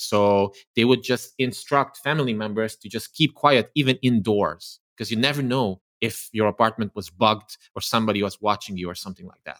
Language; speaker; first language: English; non-native, fluent; Romanian